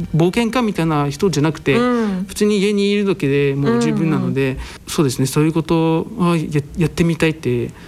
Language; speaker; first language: Japanese; non-native, fluent; French